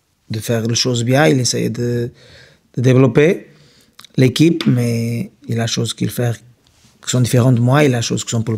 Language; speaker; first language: French; non-native, fluent; Portuguese